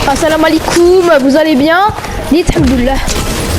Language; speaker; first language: French; native; French